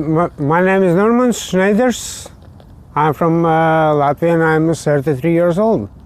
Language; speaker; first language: English; non-native, learner; Latvian